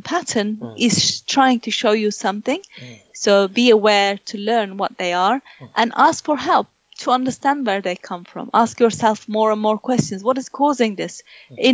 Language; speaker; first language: English; non-native, fluent; Turkish